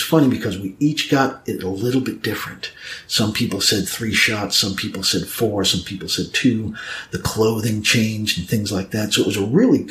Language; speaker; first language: English; native; English